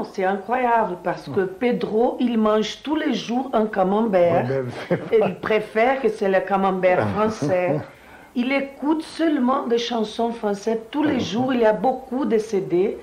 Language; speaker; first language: French; non-native, learner; Portuguese